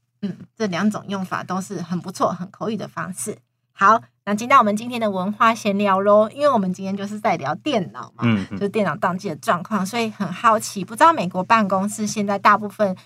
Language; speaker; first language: Chinese; native; Chinese